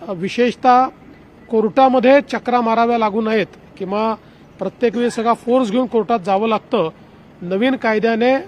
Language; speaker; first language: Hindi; non-native, local second language; Marathi